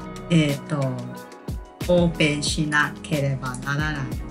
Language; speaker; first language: Japanese; non-native, learner; English